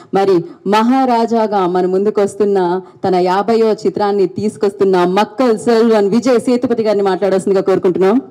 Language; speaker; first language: Telugu; native; Telugu